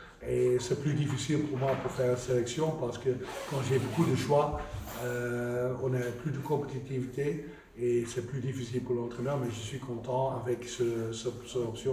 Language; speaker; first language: French; non-native, fluent; Dutch